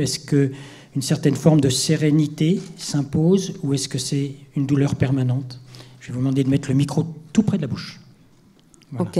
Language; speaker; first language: French; native; French